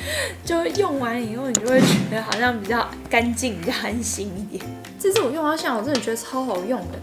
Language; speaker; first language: Chinese; native; Chinese